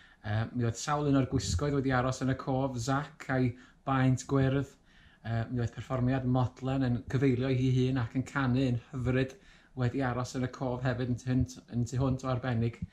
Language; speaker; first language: Welsh; native; Welsh